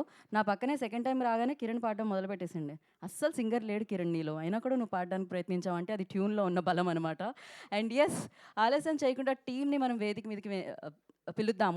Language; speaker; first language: Telugu; native; Telugu